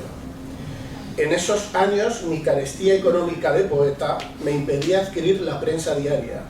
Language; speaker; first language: Spanish; native; Spanish